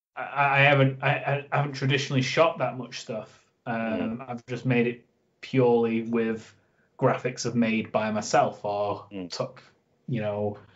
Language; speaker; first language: English; native; English